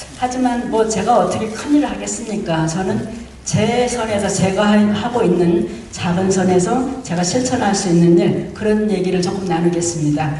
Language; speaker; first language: Korean; native; Korean